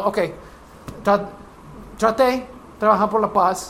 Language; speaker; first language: Spanish; non-native, learner; English